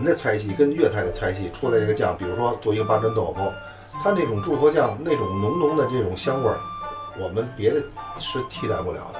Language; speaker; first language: Chinese; native; Chinese